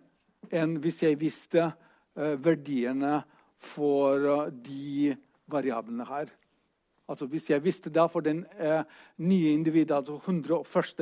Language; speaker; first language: Norwegian; non-native, fluent; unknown